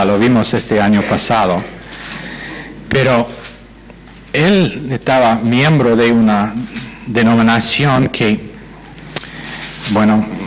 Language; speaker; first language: Spanish; non-native, fluent; English